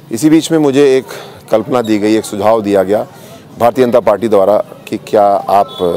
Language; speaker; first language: Hindi; native; Hindi